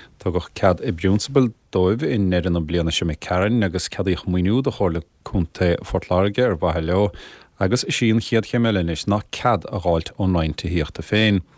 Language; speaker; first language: Irish; native; Irish